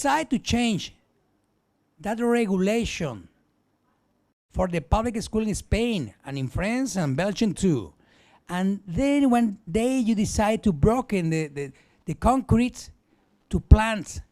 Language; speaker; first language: English; non-native, learner; Spanish